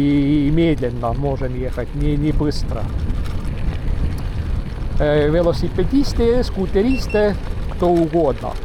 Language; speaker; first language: Russian; non-native, local second language; Estonian